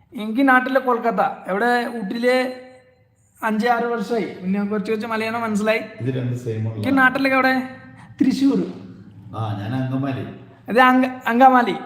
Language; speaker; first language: Malayalam; non-native, learner; Bangla